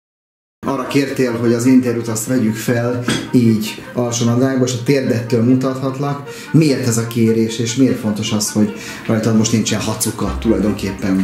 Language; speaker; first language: Hungarian; native; Hungarian